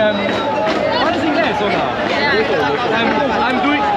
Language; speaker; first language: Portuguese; non-native, learner; Swiss German